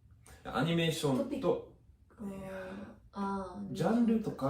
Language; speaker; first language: Japanese; non-native, fluent; English